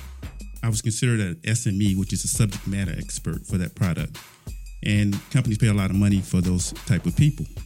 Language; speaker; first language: English; native; English